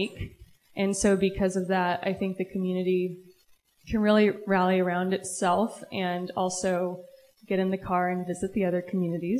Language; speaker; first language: English; native; English